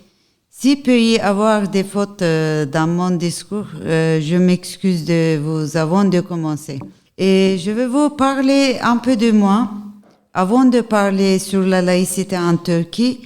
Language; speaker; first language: French; non-native, learner; Turkish